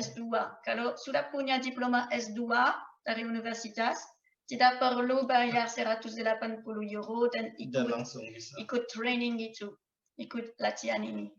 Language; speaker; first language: Indonesian; non-native, fluent; French